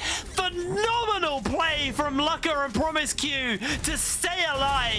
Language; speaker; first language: English; native; English